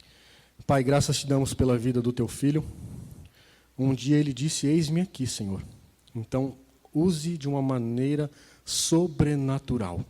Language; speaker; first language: Portuguese; native; Portuguese